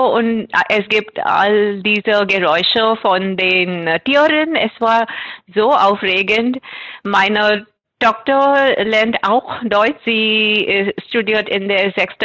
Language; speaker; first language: German; non-native, fluent; Marathi